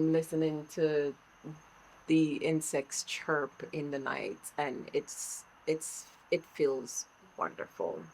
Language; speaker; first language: English; native; English